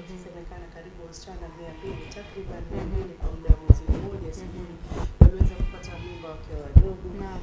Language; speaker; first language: Swahili; native; Swahili